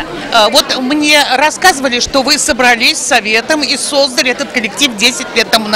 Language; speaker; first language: Russian; native; Russian